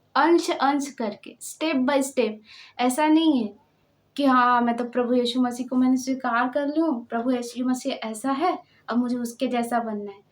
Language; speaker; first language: Hindi; non-native, local second language; Marathi